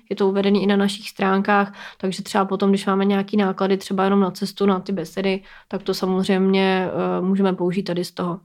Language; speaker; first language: Czech; native; Czech